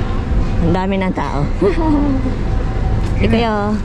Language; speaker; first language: Filipino; native; Filipino